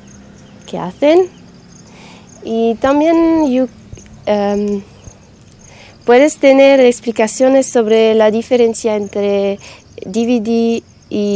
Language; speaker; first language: Spanish; non-native, learner; French